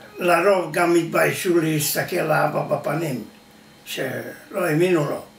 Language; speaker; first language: Hebrew; non-native, fluent; Yiddish